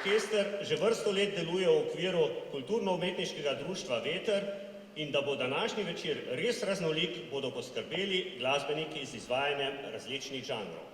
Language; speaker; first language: Slovenian; native; Slovenian